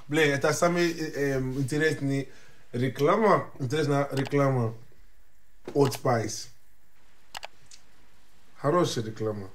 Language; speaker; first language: Russian; non-native, learner; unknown